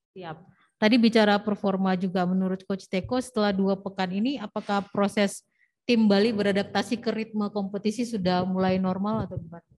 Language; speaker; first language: Indonesian; native; Indonesian